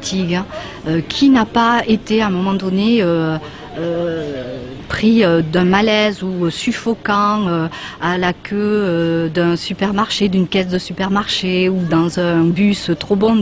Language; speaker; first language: French; native; French